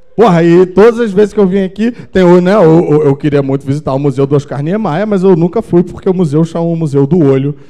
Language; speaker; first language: Portuguese; native; Portuguese